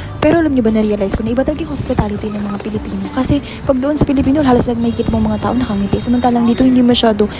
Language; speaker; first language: Filipino; native; Filipino